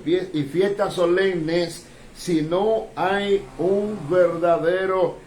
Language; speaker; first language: Spanish; native; Spanish